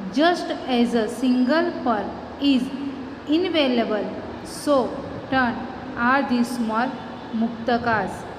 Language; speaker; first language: English; non-native, local second language; Gujarati